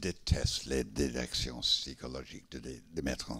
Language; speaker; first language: French; non-native, learner; English